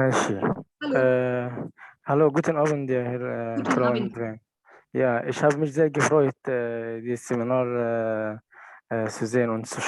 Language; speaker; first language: German; non-native, fluent; Arabic